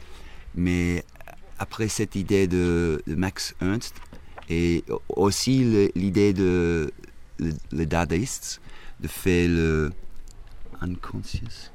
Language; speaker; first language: French; non-native, fluent; English